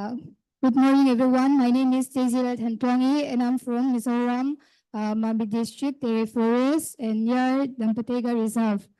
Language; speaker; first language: Hindi; non-native, local second language; Mizo